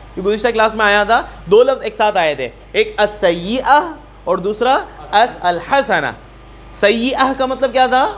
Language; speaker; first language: Urdu; native; Urdu